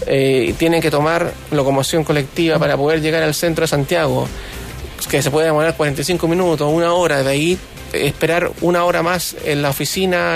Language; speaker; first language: Spanish; native; Spanish